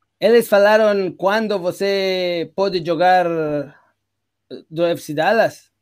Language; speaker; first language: Portuguese; non-native, learner; Spanish